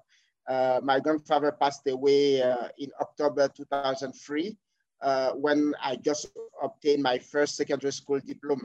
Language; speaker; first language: English; non-native, fluent; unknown